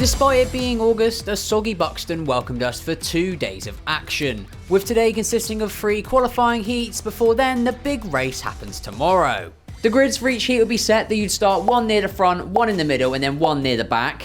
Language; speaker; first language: English; native; English